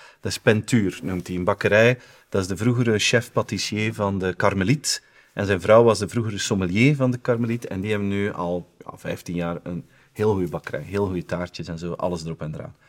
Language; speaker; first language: Dutch; native; Dutch